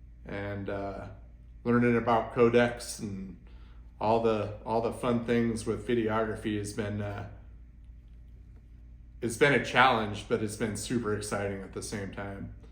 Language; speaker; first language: English; native; English